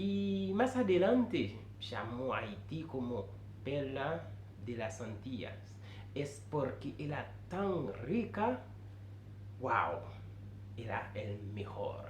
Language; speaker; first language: Spanish; non-native, fluent; Haitian Creole